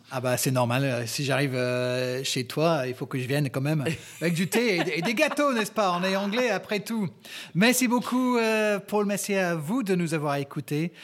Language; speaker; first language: French; non-native, fluent; English